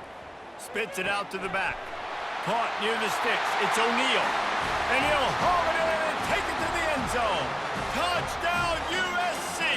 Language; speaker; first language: English; native; English